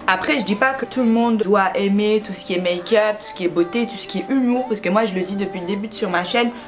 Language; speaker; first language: French; early bilingual, other home language; Wolof